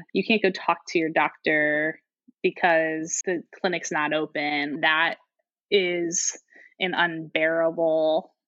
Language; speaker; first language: English; native; English